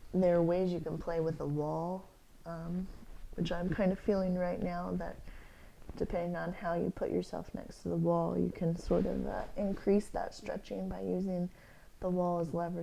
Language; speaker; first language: English; native; English